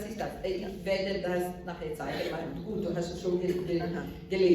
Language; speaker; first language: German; non-native, learner; Portuguese